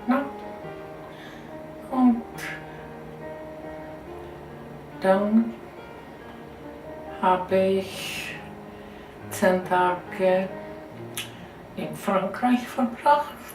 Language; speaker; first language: German; non-native, fluent; Czech